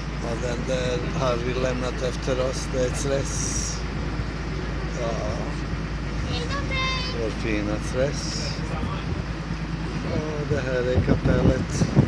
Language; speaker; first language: Swedish; non-native, fluent; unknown